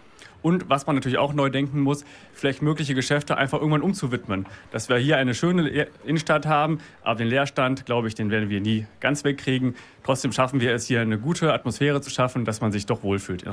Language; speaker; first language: German; native; German